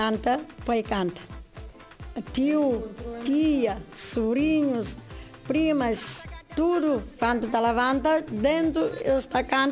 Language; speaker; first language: Portuguese; non-native, local second language; Kabuverdianu